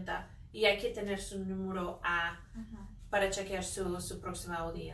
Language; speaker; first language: Spanish; non-native, fluent; English